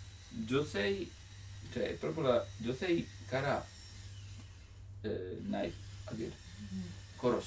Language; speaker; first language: Japanese; non-native, learner; Italian